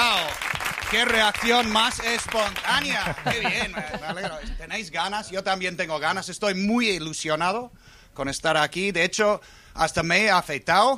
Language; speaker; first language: Spanish; non-native, fluent; English